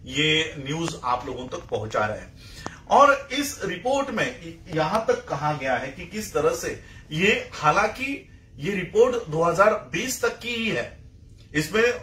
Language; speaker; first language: Hindi; non-native, local second language; Marathi